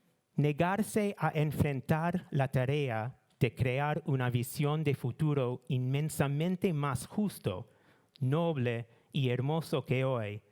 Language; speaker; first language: Spanish; non-native, learner; English